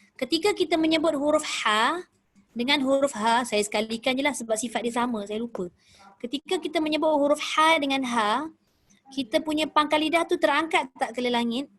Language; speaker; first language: Malay; native; Malay